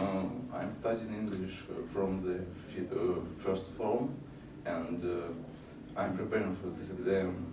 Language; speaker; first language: English; non-native, learner; Russian